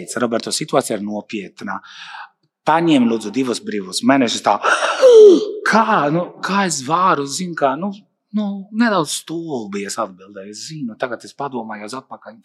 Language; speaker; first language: Latvian; non-native, fluent; Italian